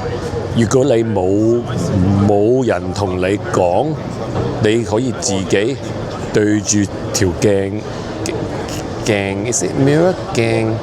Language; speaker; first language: Cantonese; early bilingual, heritage; English